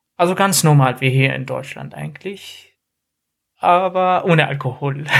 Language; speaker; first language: German; non-native, fluent; Arabic